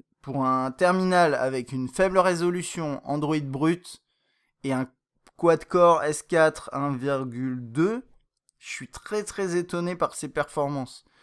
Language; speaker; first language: French; native; French